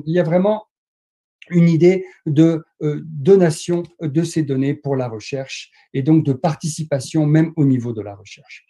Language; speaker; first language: French; native; French